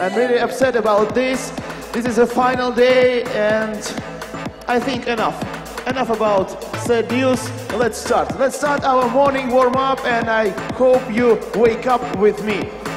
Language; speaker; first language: English; non-native, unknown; Russian